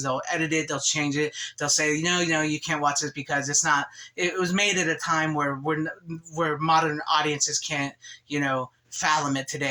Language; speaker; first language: English; native; English